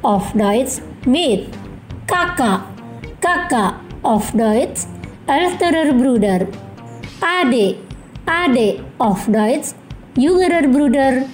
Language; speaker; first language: German; non-native, fluent; Indonesian